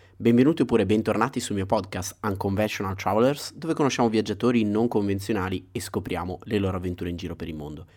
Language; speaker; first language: Italian; native; Italian